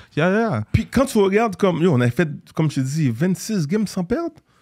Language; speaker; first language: French; native; French